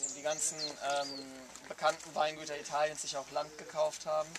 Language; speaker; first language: German; native; German